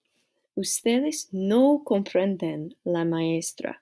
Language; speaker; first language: Spanish; non-native, learner; English